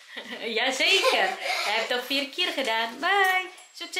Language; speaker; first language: Dutch; non-native, learner; Indonesian